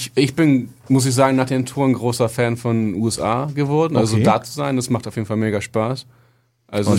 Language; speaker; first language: German; native; German